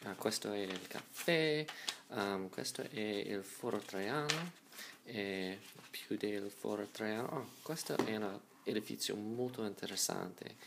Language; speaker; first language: Italian; non-native, learner; English